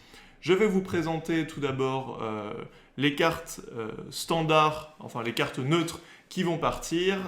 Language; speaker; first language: French; native; French